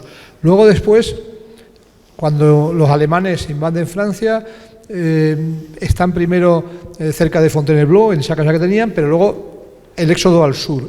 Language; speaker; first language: Spanish; native; Spanish